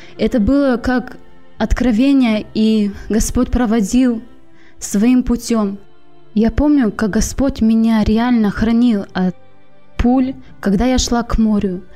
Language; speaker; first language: Russian; native; Russian